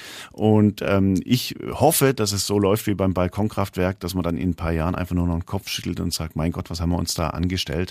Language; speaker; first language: German; native; German